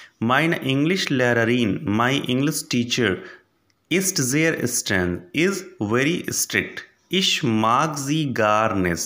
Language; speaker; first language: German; non-native, learner; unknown